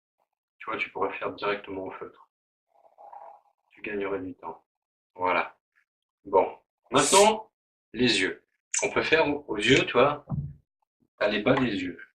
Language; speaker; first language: French; native; French